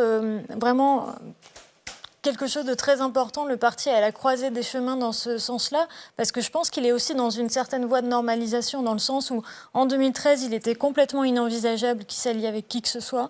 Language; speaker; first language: French; native; French